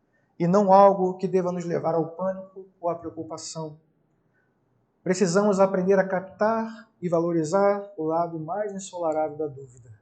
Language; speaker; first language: Portuguese; native; Portuguese